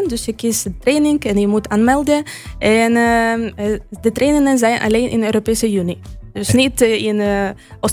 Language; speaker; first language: Dutch; non-native, fluent; Ukrainian